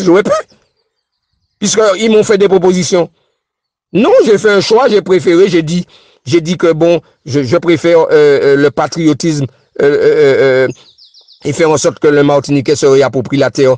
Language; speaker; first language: French; native; French